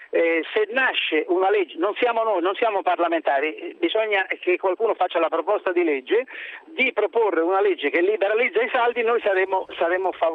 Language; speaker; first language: Italian; native; Italian